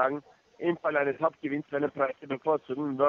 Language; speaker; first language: German; non-native, fluent; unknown